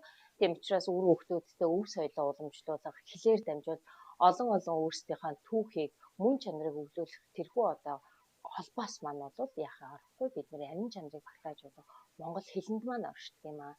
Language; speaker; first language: Mongolian; native; Mongolian